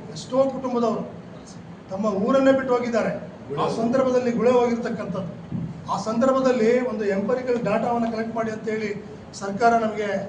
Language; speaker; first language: Kannada; non-native, local second language; Lambadi